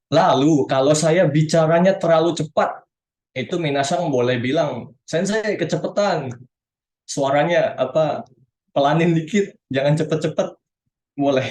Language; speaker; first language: Indonesian; native; Indonesian